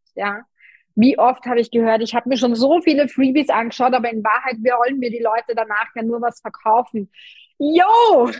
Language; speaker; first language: German; native; German